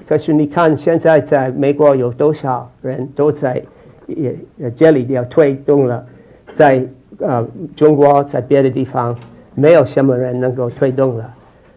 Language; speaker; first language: Chinese; non-native, fluent; English